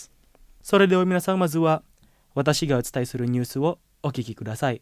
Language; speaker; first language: Japanese; non-native, fluent; Indonesian